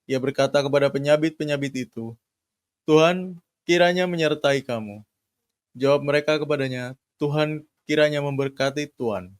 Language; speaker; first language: Indonesian; native; Indonesian